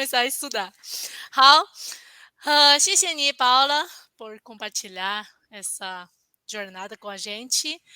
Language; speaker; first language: Portuguese; non-native, fluent; Chinese